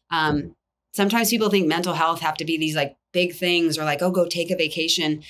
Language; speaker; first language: English; native; English